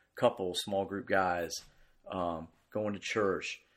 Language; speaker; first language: English; native; English